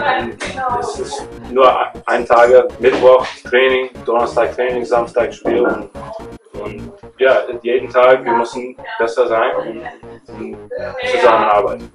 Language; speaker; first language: German; non-native, learner; English